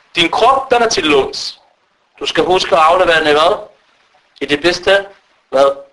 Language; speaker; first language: Danish; early bilingual, other home language; Arabic